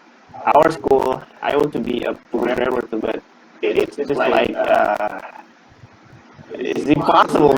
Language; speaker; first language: English; non-native, learner; Indonesian